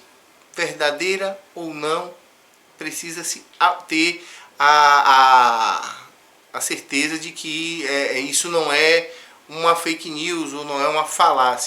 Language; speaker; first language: Portuguese; native; Portuguese